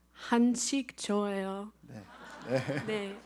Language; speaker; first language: Korean; non-native, learner; English